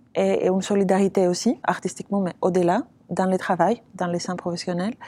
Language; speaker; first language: French; non-native, fluent; Greek